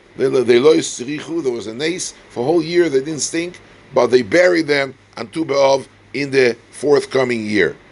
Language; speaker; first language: English; native; English